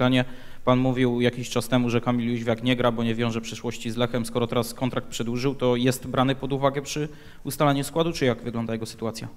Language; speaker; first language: Polish; native; Polish